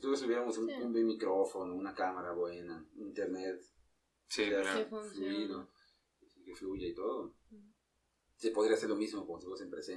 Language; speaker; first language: Spanish; native; Spanish